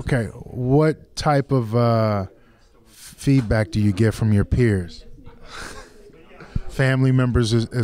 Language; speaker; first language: English; native; English